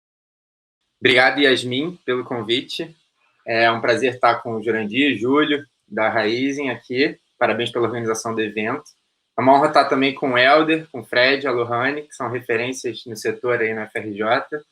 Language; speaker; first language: Portuguese; native; Portuguese